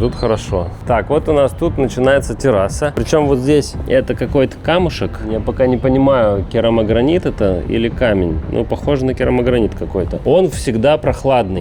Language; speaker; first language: Russian; native; Russian